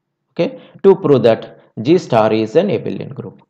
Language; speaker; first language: English; non-native, local second language; Telugu